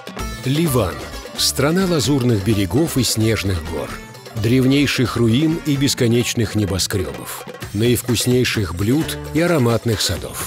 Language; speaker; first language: Russian; native; Russian